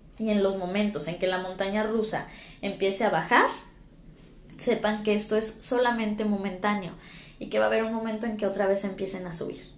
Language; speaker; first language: Spanish; native; Spanish